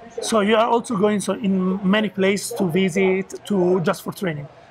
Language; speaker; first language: English; non-native, learner; Italian